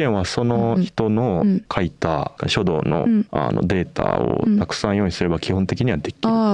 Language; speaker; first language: Japanese; native; Japanese